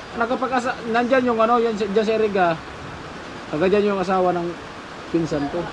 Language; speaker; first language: Filipino; non-native, local second language; Masbatenyo